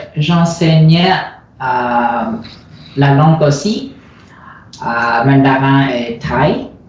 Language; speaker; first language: French; non-native, learner; Chinese